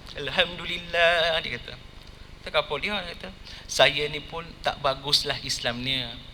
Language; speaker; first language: Malay; non-native, local second language; Tamil